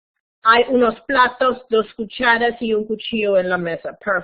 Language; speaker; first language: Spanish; non-native, fluent; English